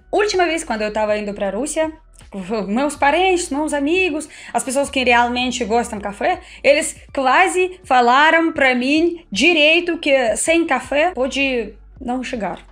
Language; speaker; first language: Portuguese; non-native, fluent; Russian